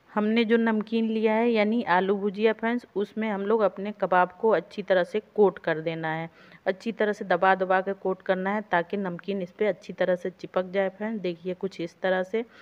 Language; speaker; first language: Hindi; native; Hindi